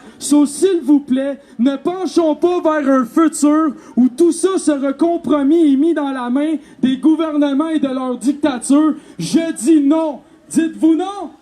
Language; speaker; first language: French; native; French